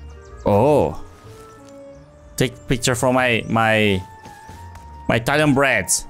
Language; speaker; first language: English; non-native, learner; Portuguese